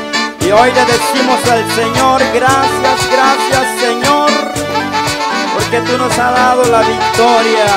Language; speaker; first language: Spanish; native; Spanish